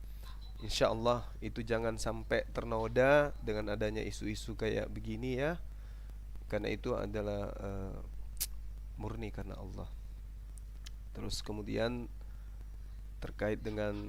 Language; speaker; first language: Indonesian; native; Indonesian